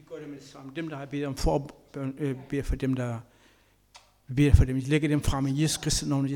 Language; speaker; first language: Danish; non-native, learner; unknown